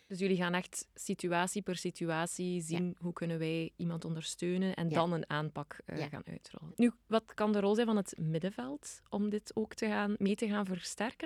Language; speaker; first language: Dutch; native; Dutch